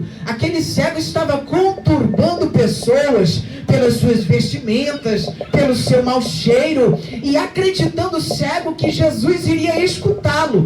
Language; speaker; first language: Portuguese; native; Portuguese